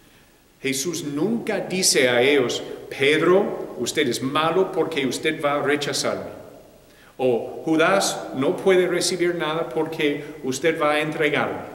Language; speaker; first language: Spanish; non-native, fluent; English